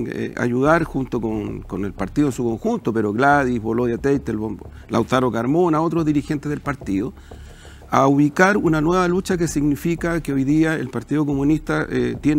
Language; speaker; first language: Spanish; native; Spanish